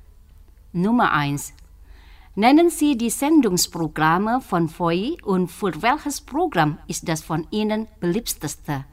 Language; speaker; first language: German; non-native, fluent; Indonesian